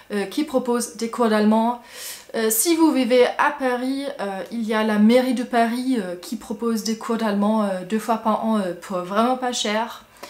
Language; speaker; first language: French; non-native, fluent; German